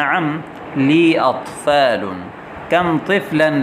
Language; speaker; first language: Arabic; non-native, fluent; Urdu